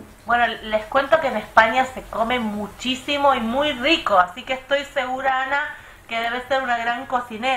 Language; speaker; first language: Spanish; native; Spanish